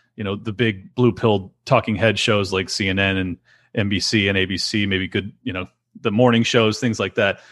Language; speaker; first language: English; native; English